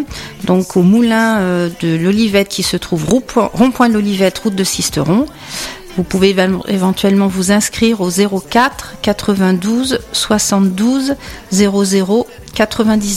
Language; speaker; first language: French; native; French